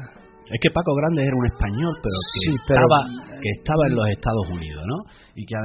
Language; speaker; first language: Spanish; native; Spanish